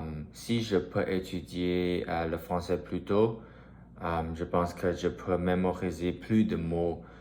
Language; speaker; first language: French; non-native, learner; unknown